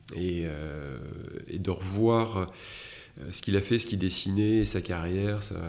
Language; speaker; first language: French; native; French